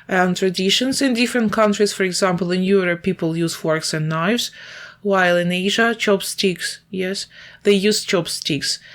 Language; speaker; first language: English; non-native, fluent; Ukrainian